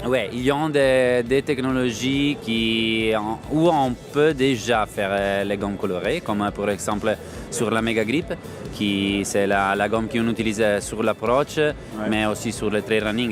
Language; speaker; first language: French; non-native, fluent; Italian